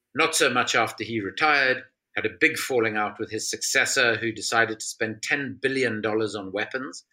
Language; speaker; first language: English; native; English